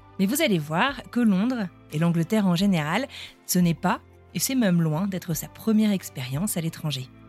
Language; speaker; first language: French; native; French